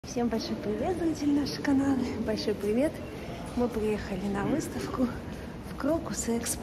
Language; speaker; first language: Russian; native; Russian